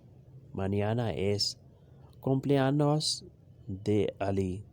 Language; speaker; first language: Spanish; non-native, learner; Urdu